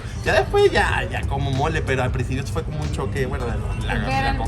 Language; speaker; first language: Spanish; native; Spanish